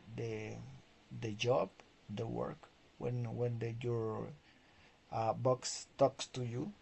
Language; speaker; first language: English; non-native, fluent; Spanish